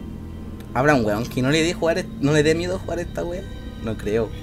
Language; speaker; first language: Spanish; native; Spanish